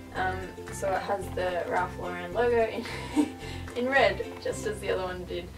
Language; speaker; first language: English; native; English